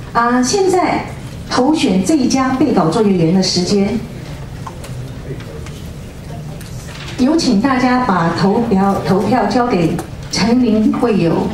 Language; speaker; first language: Chinese; native; Chinese